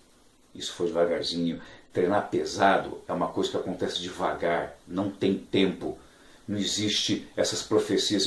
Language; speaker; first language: Portuguese; native; Portuguese